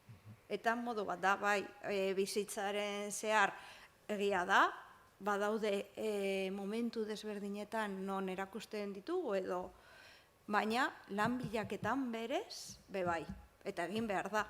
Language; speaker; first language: Basque; non-native, local second language; Spanish